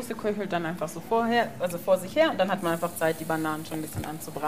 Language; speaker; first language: German; early bilingual, other home language; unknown